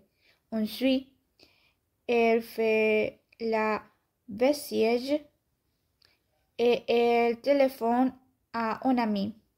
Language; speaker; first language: French; non-native, learner; Spanish